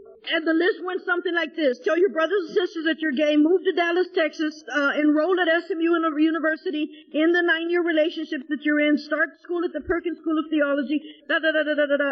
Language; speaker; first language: English; early bilingual, other home language; Spanish